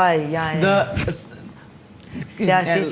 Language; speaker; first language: Turkish; early bilingual, heritage; Turkish